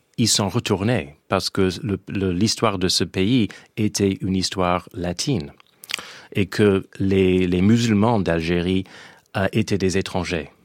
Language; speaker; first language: French; non-native, fluent; English